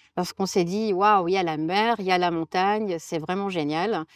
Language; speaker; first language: French; native; French